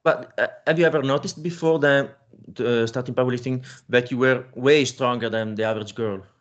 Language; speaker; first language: English; non-native, fluent; Italian